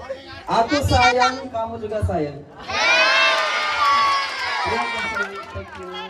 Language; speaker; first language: Indonesian; non-native, learner; Urdu